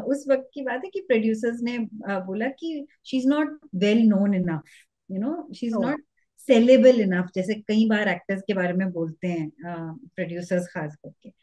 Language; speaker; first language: Hindi; native; Hindi